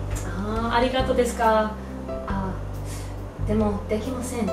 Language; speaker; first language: Japanese; non-native, learner; English